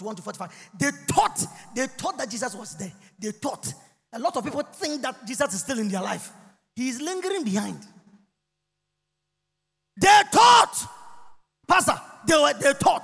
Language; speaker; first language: English; non-native, local second language; Akan